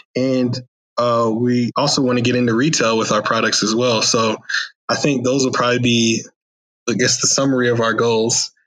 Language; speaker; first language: English; native; English